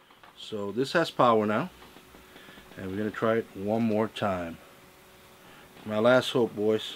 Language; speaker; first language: English; native; English